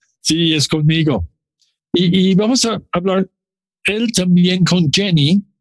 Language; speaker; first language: Spanish; non-native, learner; English